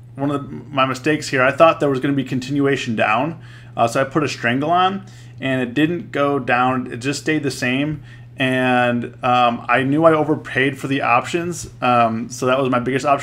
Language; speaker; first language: English; native; English